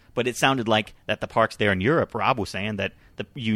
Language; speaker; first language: English; native; English